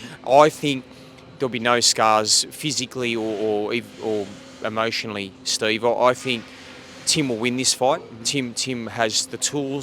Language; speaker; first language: English; native; English